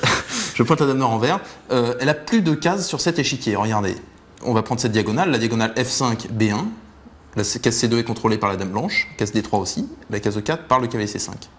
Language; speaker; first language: French; native; French